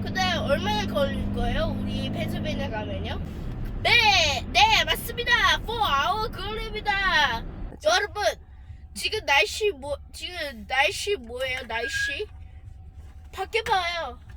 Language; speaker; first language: Korean; early bilingual, heritage; Korean